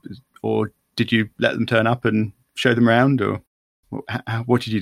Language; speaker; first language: English; native; English